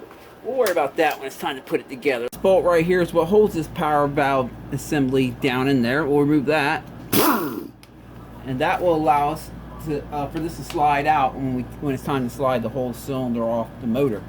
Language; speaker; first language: English; native; English